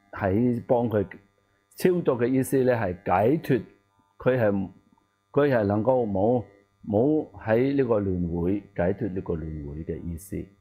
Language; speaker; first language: Cantonese; non-native, learner; Tibetan